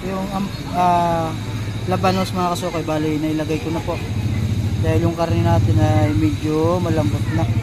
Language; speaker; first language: Filipino; native; Filipino